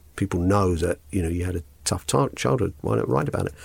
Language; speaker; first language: English; native; English